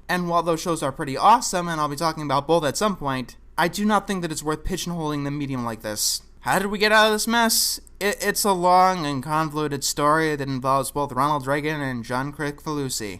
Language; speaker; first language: English; native; English